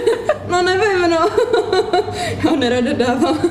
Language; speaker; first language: Czech; native; Czech